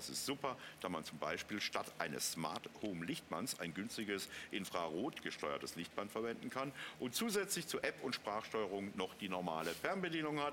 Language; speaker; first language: German; native; German